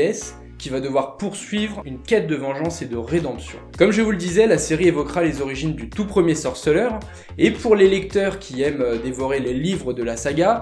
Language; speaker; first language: French; native; French